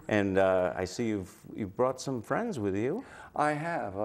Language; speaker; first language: English; native; English